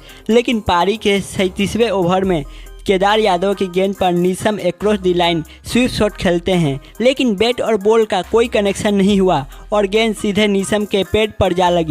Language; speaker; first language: Hindi; native; Hindi